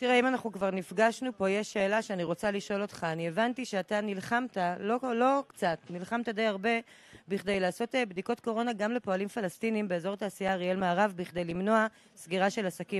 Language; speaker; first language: Hebrew; native; Hebrew